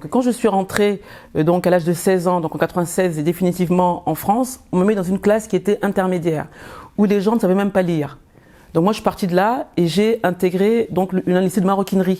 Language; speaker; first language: French; early bilingual, other home language; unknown